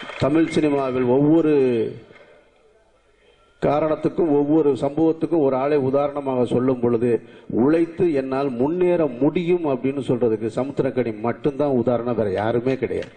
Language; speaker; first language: Tamil; native; Tamil